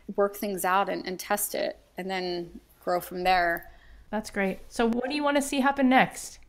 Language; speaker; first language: English; native; English